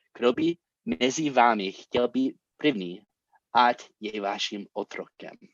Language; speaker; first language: Czech; non-native, fluent; English